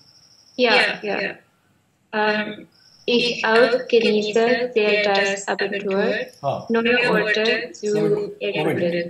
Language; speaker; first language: German; non-native, learner; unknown